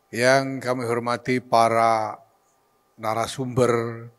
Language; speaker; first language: Indonesian; native; Indonesian